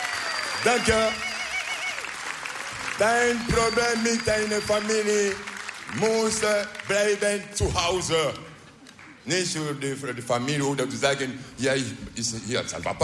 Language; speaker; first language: Dutch; non-native, learner; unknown